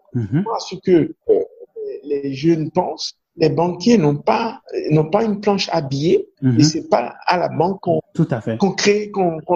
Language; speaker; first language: French; non-native, local second language; Fon